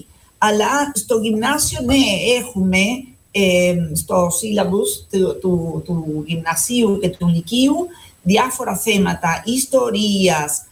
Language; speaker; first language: Greek; non-native, fluent; Spanish